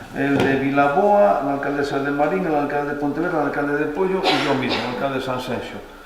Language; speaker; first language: Spanish; non-native, local second language; Galician